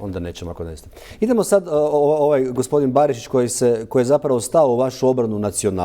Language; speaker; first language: Croatian; native; Croatian